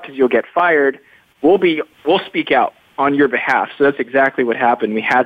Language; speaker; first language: English; native; English